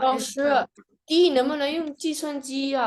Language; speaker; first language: Chinese; early bilingual, other home language; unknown